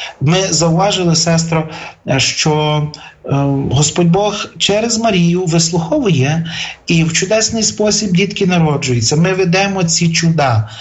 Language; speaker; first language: Ukrainian; native; Ukrainian